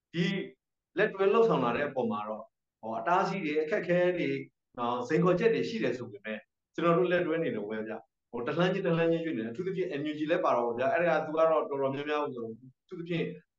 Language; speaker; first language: Burmese; non-native, local second language; S'gaw Karen